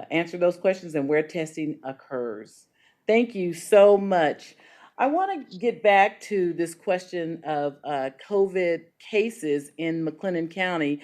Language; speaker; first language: English; native; English